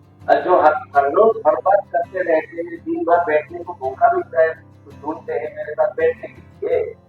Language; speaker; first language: Hindi; non-native, local second language; Bangla